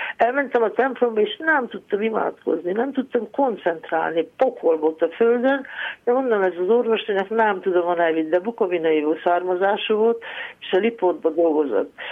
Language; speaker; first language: Hungarian; native; Hungarian